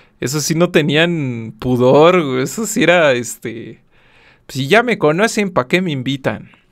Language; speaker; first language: Spanish; native; Spanish